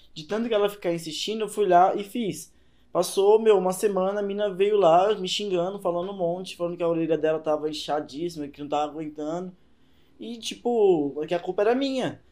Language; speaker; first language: Portuguese; native; Portuguese